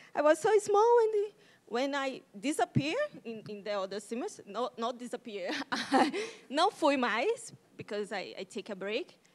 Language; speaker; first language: English; non-native, learner; Portuguese